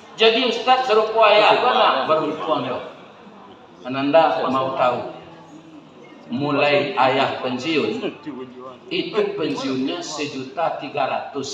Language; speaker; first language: Malay; non-native, local second language; Minangkabau